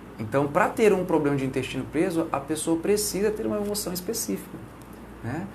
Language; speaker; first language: Portuguese; native; Portuguese